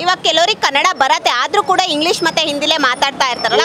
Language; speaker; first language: Kannada; native; Kannada